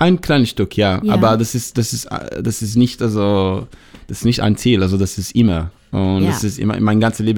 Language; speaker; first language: German; non-native, learner; Hebrew